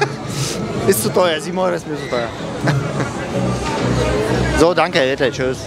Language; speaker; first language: German; early bilingual, other home language; Russian